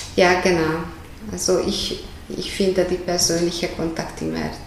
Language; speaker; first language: German; non-native, fluent; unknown